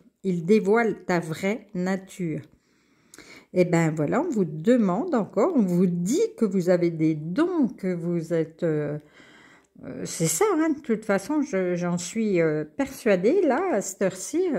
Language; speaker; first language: French; native; French